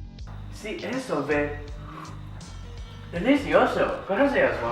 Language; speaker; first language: Spanish; non-native, learner; English